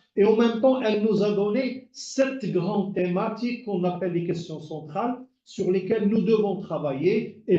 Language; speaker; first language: French; non-native, local second language; Arabic